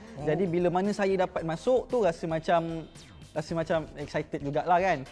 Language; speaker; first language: Malay; native; Malay